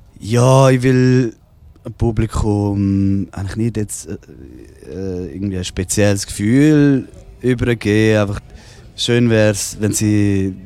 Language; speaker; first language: German; native; German